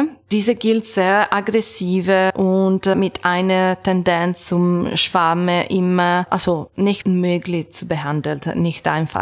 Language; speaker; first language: German; non-native, learner; Italian